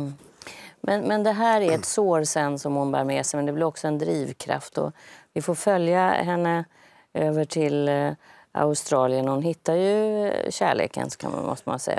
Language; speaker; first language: Swedish; native; Swedish